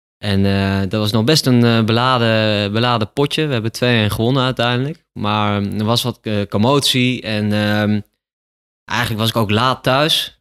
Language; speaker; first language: Dutch; native; Dutch